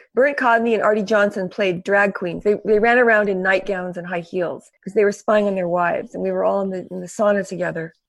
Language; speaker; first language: English; native; English